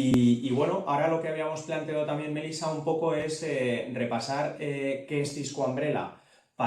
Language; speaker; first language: Spanish; native; Spanish